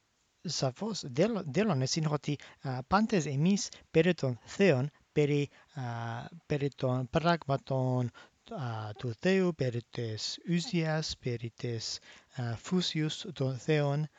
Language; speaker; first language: Greek; non-native, fluent; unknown